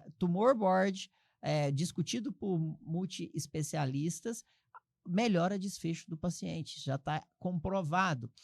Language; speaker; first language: Portuguese; native; Portuguese